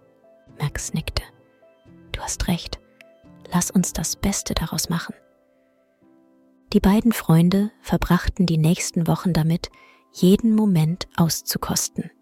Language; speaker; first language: German; native; German